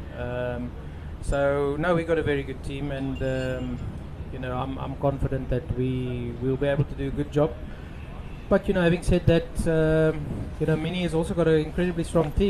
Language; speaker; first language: English; non-native, local second language; Afrikaans